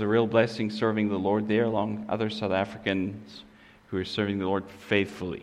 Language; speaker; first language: English; non-native, local second language; Afrikaans